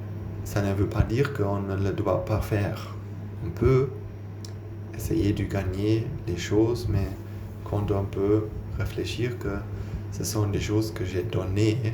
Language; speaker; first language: French; non-native, learner; German